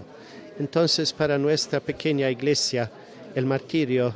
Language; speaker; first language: Spanish; non-native, fluent; Swedish